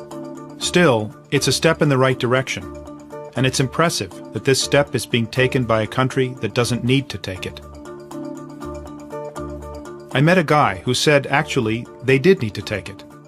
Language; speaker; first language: English; native; English